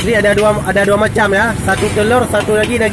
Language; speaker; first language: Indonesian; non-native, local second language; Achinese